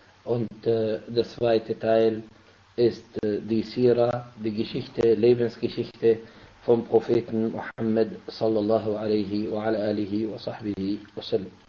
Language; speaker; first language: German; non-native, fluent; Arabic